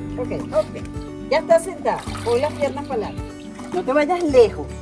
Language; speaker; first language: Spanish; native; Spanish